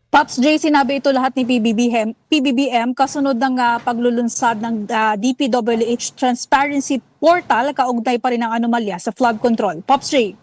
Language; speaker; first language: Filipino; native; Filipino